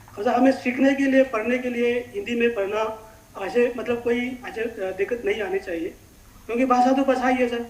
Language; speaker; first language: Hindi; non-native, local second language; Manipuri